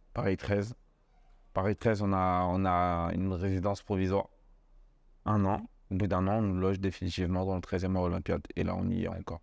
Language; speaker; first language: French; early bilingual, other home language; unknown